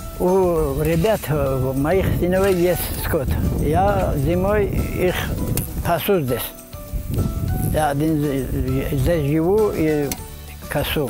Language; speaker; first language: Russian; non-native, local second language; Avaric